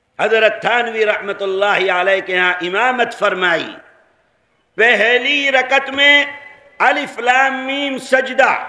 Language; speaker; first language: Urdu; native; Urdu